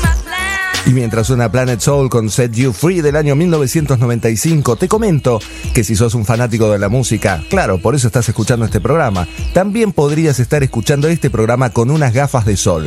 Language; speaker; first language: Spanish; native; Spanish